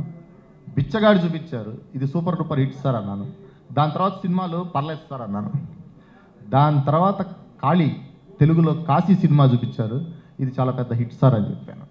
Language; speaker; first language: Telugu; native; Telugu